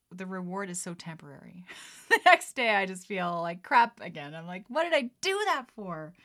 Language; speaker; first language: English; early bilingual, other home language; Dutch